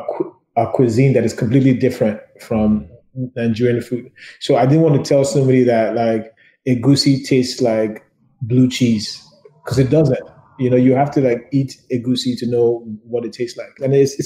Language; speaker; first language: English; non-native, local second language; Yoruba